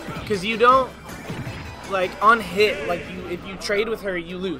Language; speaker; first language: English; native; English